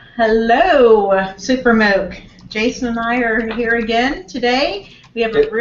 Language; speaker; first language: English; native; English